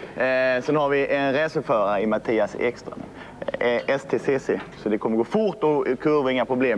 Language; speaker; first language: Swedish; native; Swedish